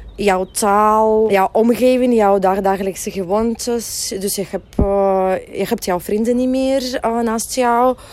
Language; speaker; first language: Dutch; non-native, learner; Russian